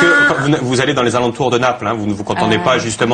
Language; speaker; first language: French; native; French